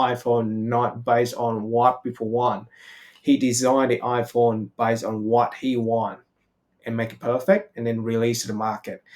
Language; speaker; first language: English; non-native, fluent; Vietnamese